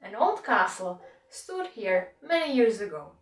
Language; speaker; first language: English; non-native, fluent; Czech